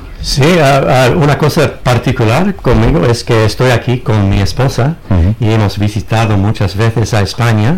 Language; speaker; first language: Spanish; non-native, fluent; English